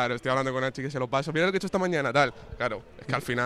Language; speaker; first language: Spanish; native; Spanish